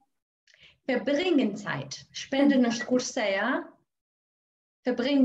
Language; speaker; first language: German; non-native, fluent; Albanian